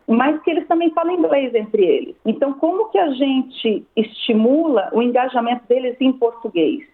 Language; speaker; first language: Portuguese; native; Portuguese